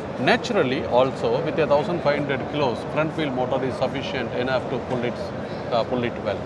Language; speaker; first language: English; non-native, local second language; Tamil